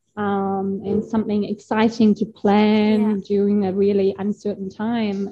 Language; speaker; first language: English; non-native, fluent; German